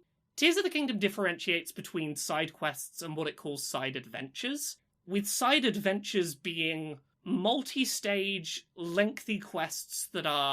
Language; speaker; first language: English; native; English